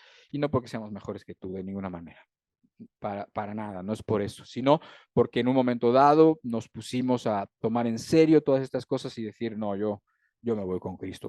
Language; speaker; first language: Spanish; native; Spanish